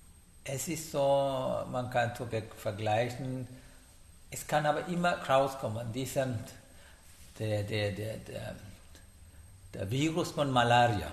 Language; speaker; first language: German; non-native, learner; Sinhala